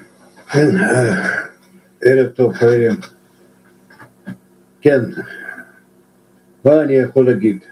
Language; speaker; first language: Hebrew; non-native, fluent; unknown